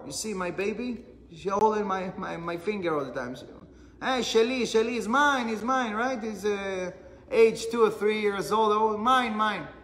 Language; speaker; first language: English; non-native, fluent; Hebrew